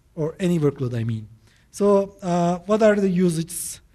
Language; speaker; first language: English; non-native, fluent; Turkish